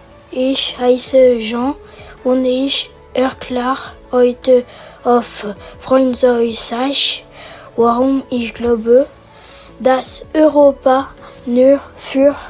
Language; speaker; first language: German; non-native, learner; French